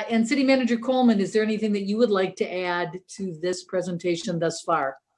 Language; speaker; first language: English; native; English